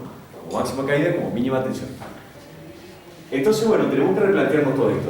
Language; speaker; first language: Spanish; native; Spanish